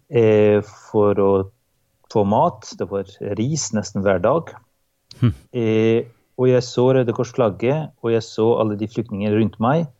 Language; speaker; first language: Norwegian; non-native, fluent; Albanian